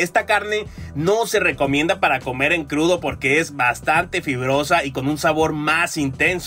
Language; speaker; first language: Spanish; native; Spanish